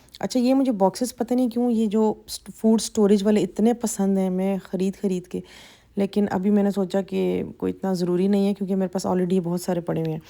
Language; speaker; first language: Urdu; native; Urdu